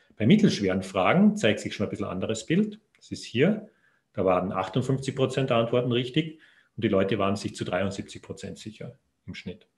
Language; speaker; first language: German; native; German